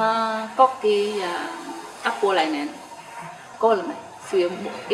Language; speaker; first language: Finnish; non-native, learner; Khmer